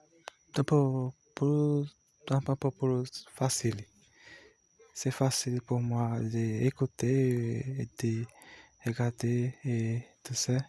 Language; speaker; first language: French; non-native, learner; Portuguese